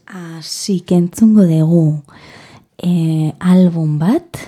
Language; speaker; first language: Basque; non-native, learner; Spanish